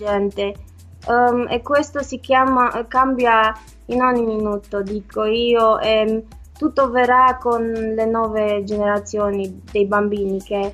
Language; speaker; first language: Italian; non-native, fluent; Romanian